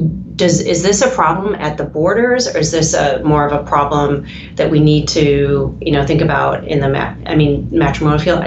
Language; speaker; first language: English; native; English